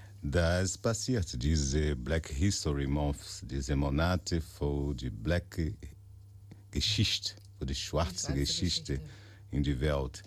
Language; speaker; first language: German; non-native, fluent; Portuguese